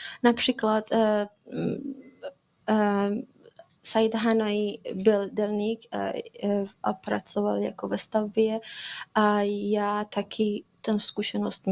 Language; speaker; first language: Czech; non-native, fluent; Persian